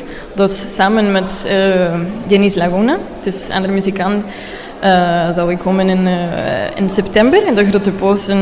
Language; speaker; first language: Dutch; non-native, learner; Spanish